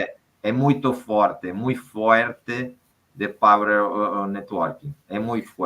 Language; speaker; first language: Portuguese; non-native, fluent; Italian